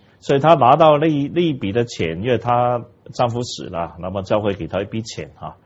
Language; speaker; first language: Chinese; non-native, local second language; Cantonese